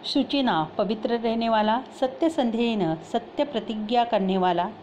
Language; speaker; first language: Hindi; non-native, local second language; Marathi